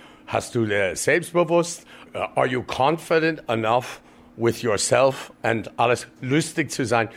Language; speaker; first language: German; non-native, learner; English